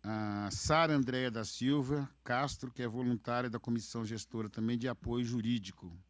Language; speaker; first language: Portuguese; native; Portuguese